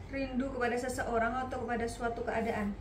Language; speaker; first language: Indonesian; native; Indonesian